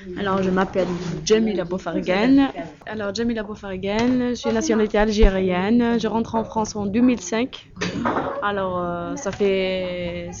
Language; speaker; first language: French; non-native, local second language; Kabyle